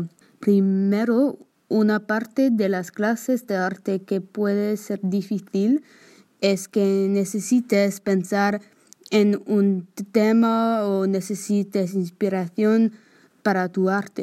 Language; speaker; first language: Spanish; non-native, learner; English